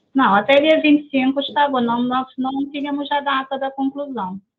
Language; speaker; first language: Portuguese; non-native, local second language; Kabuverdianu